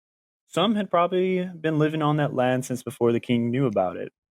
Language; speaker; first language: English; native; English